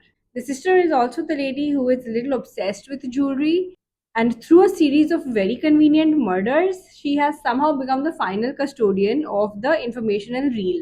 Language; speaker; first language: English; non-native, local second language; Hindi